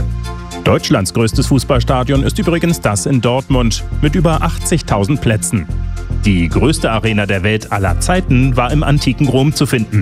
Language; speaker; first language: German; native; German